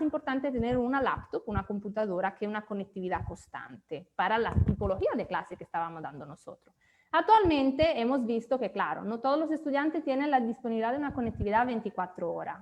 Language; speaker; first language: Spanish; native; Spanish